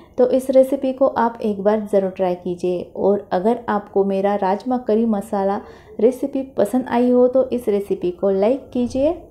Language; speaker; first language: Hindi; non-native, local second language; Marathi